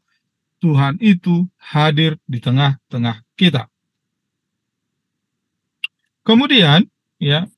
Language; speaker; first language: Indonesian; native; Indonesian